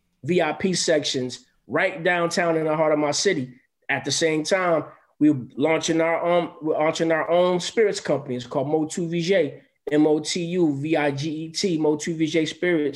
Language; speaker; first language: English; native; English